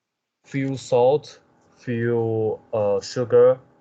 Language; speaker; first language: English; non-native, learner; Chinese